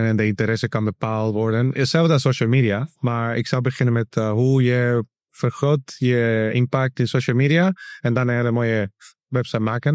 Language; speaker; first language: Dutch; non-native, learner; Spanish